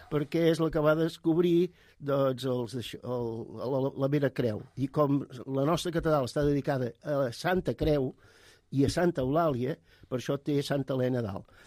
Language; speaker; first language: Catalan; native; Catalan